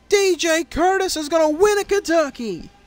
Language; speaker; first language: English; native; English